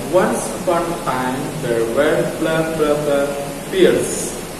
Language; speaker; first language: English; non-native, fluent; Javanese